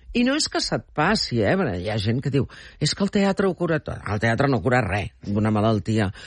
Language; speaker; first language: Catalan; native; Catalan